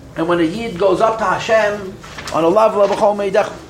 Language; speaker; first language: English; native; English